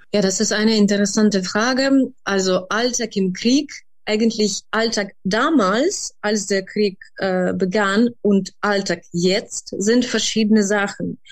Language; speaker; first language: German; non-native, fluent; Ukrainian